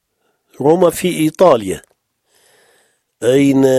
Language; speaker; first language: Arabic; non-native, fluent; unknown